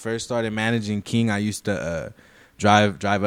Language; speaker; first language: English; native; English